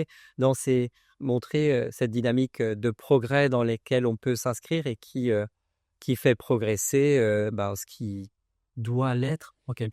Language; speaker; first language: French; native; French